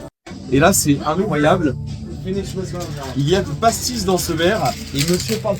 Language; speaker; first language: French; native; French